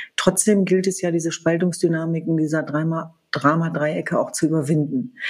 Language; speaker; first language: German; early bilingual, other home language; Kurdish